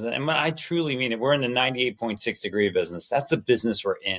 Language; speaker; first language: English; native; English